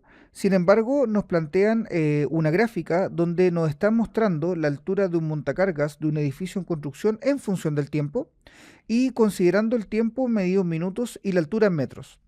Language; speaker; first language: Spanish; native; Spanish